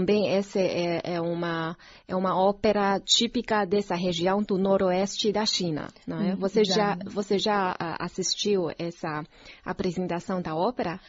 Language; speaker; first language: Portuguese; non-native, fluent; Chinese